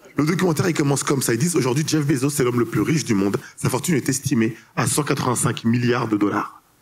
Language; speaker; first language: French; early bilingual, other home language; Haitian Creole